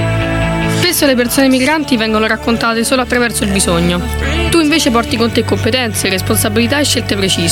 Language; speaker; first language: Italian; native; Italian